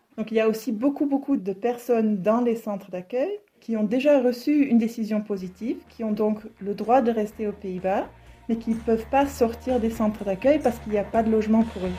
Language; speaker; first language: French; non-native, fluent; Dutch